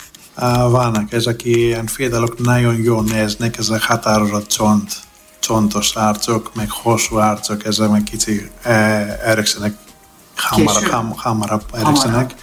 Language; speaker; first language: Hungarian; non-native, learner; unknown